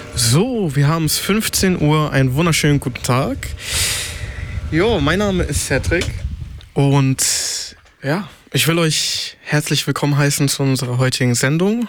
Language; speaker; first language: German; native; German